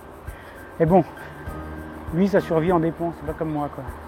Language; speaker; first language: French; native; French